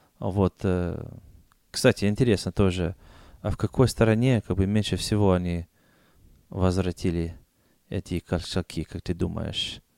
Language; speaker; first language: Russian; non-native, fluent; English